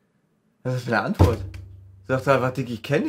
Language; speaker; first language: German; native; German